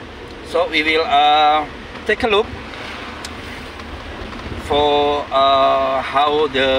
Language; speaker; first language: English; non-native, learner; Indonesian